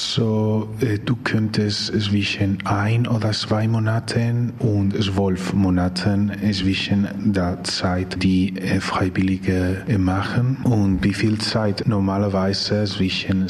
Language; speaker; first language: German; non-native, learner; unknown